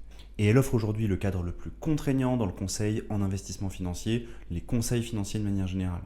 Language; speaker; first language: French; native; French